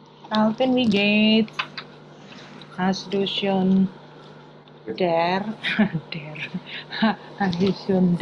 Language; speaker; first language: German; non-native, fluent; Indonesian